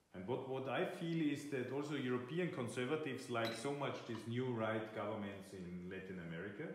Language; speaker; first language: English; non-native, fluent; German